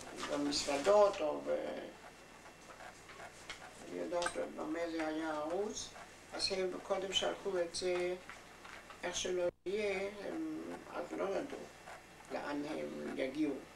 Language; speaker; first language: Hebrew; non-native, fluent; German